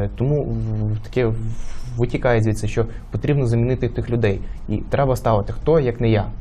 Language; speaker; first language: Ukrainian; native; Ukrainian